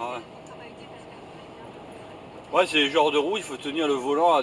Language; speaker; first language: French; native; French